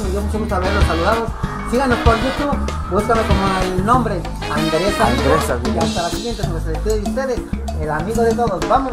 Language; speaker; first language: Spanish; native; Spanish